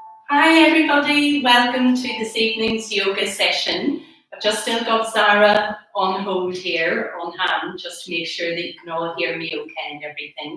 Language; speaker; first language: English; native; English